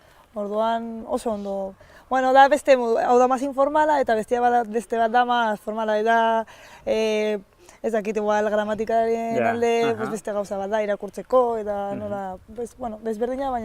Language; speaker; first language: Basque; non-native, learner; Spanish